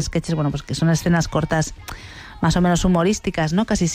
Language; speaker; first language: Spanish; native; Spanish